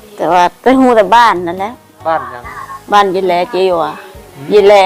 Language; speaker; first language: Lao; non-native, learner; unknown